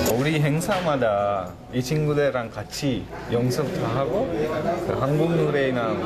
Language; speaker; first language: Korean; non-native, fluent; Sinhala